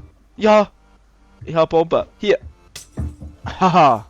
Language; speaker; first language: German; native; German